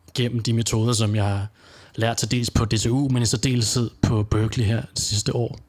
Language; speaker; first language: Danish; native; Danish